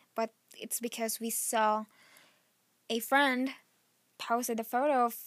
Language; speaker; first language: English; non-native, local second language; Filipino